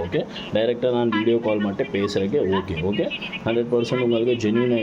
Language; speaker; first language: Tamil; non-native, local second language; Kannada